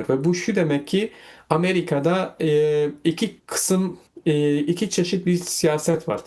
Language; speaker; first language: Turkish; non-native, fluent; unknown